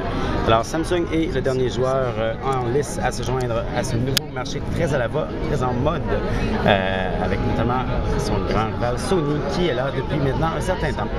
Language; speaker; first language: French; native; French